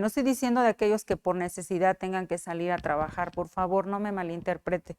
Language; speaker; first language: Spanish; native; Spanish